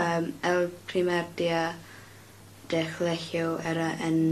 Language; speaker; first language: Spanish; non-native, learner; English